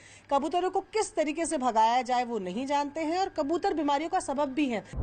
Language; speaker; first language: Hindi; native; Hindi